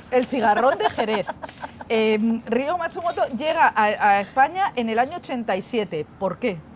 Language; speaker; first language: Spanish; native; Spanish